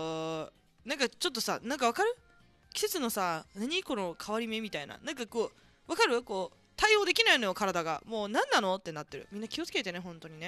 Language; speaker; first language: Japanese; native; Japanese